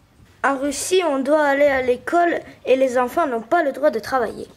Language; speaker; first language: French; non-native, learner; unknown